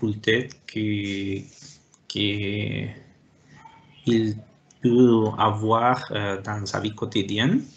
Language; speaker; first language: French; non-native, learner; Spanish